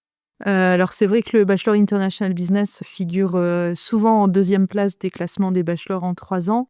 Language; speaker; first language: French; native; French